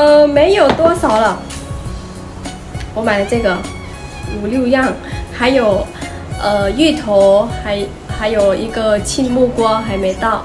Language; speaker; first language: Chinese; non-native, fluent; Lao